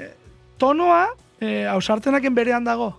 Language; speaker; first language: Basque; native; Basque